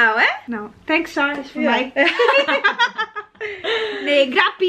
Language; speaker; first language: Dutch; non-native, learner; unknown